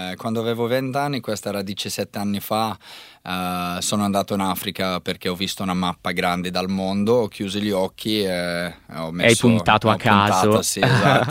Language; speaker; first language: Italian; non-native, learner; English